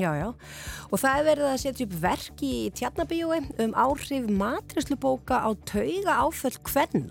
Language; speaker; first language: Icelandic; native; Icelandic